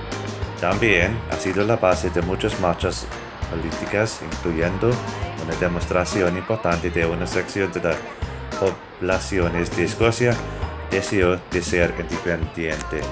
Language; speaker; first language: Spanish; non-native, fluent; English